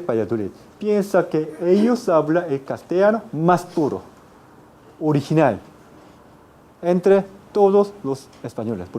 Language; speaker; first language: Spanish; non-native, fluent; Korean